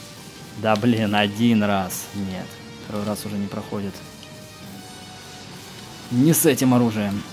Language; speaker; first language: Russian; native; Russian